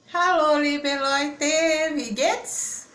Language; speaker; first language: German; non-native, fluent; Portuguese